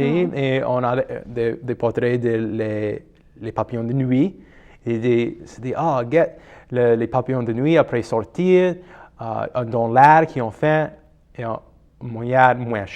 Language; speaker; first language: French; non-native, local second language; English